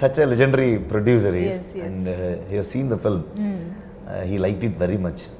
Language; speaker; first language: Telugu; non-native, learner; Kannada